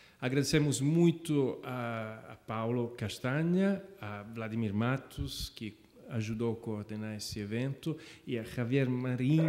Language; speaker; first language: Portuguese; non-native, fluent; Italian